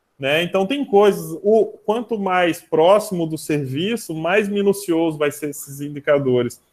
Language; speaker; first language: Portuguese; native; Portuguese